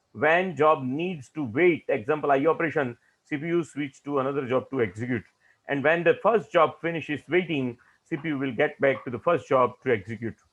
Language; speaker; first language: English; non-native, local second language; Gujarati